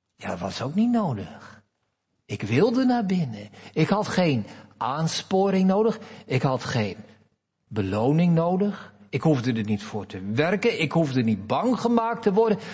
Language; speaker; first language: Dutch; native; Dutch